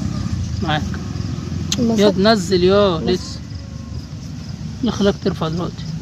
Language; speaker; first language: Arabic; native; Arabic